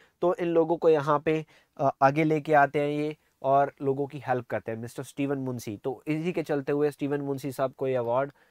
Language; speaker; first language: Hindi; non-native, local second language; Punjabi